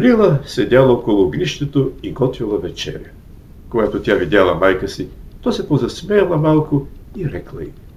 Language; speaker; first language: Bulgarian; native; Bulgarian